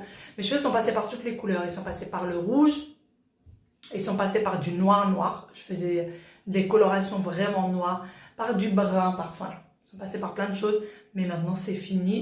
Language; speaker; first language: French; native; French